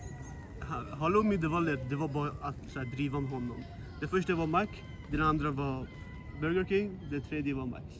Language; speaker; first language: Swedish; early bilingual, other home language; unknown